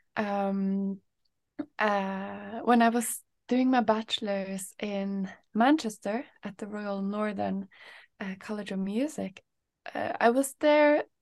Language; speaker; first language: English; non-native, fluent; Norwegian